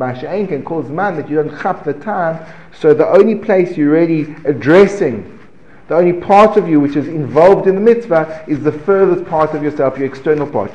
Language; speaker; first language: English; native; English